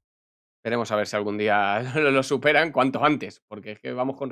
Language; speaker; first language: Spanish; native; Spanish